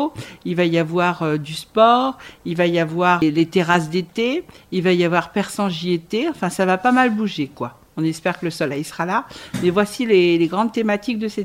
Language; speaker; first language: French; native; French